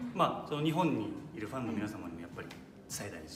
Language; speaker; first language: Japanese; native; Japanese